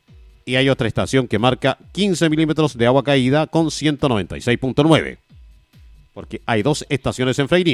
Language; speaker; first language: Spanish; native; Spanish